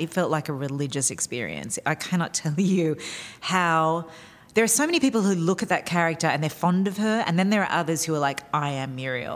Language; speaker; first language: English; native; English